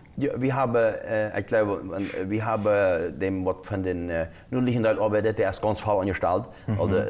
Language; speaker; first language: German; non-native, local second language; Plautdietsch